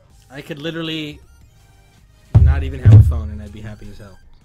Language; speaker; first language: English; native; English